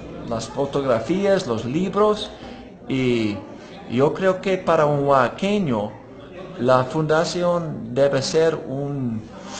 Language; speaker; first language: Spanish; non-native, fluent; English